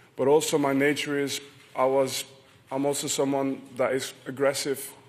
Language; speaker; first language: English; non-native, fluent; French